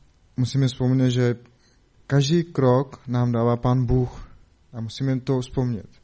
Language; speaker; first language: Czech; non-native, learner; Mongolian